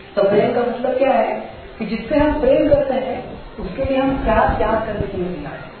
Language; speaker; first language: Hindi; non-native, local second language; Marathi